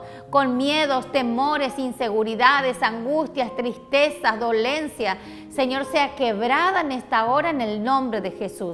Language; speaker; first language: Spanish; native; Spanish